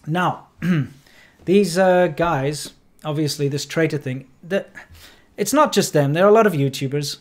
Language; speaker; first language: English; native; English